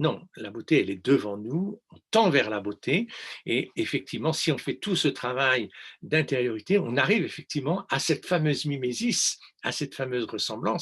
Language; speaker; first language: French; native; French